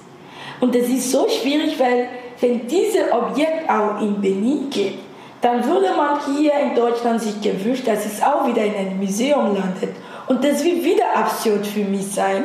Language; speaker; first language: German; non-native, fluent; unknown